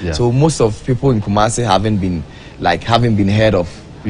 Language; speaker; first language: English; non-native, local second language; Akan